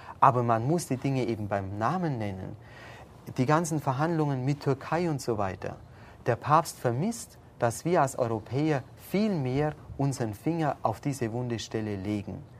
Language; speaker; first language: German; native; German